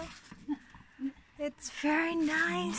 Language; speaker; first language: English; non-native, fluent; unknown